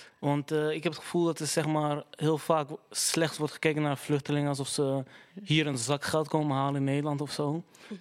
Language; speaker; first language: Dutch; early bilingual, other home language; Arabic